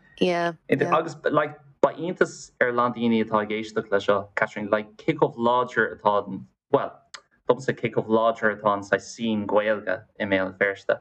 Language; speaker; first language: Irish; non-native, local second language; English